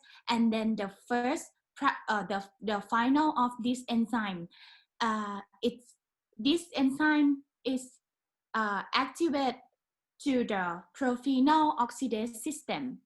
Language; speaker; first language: English; non-native, learner; Thai